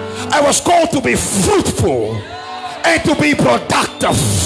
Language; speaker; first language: English; non-native, local second language; Afrikaans